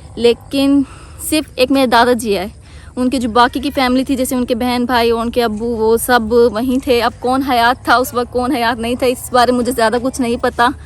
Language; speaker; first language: Urdu; native; Urdu